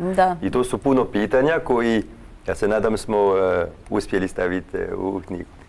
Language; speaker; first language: Croatian; non-native, fluent; French